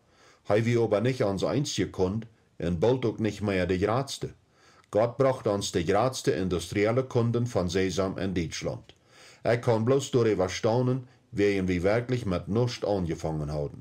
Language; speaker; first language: German; early bilingual, heritage; Plautdietsch